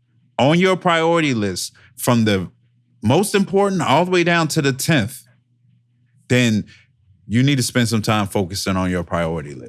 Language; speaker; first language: English; native; English